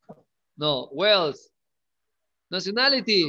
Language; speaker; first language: English; non-native, learner; Spanish